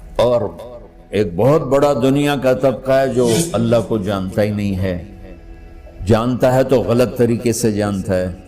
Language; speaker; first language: Urdu; non-native, local second language; Punjabi